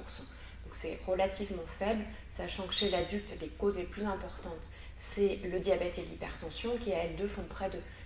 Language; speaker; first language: French; native; French